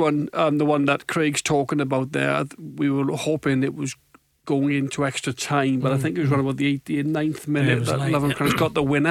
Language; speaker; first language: English; native; English